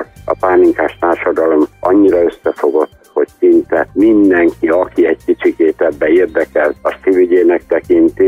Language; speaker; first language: Hungarian; native; Hungarian